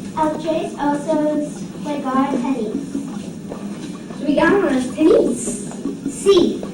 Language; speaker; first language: Spanish; non-native, learner; English